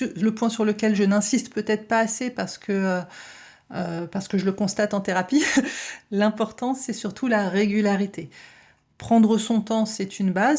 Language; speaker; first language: French; native; French